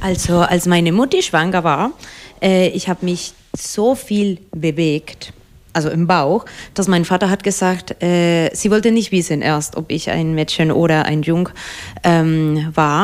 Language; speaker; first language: German; non-native, fluent; Spanish